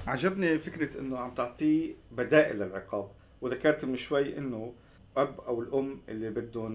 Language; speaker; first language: Arabic; native; Arabic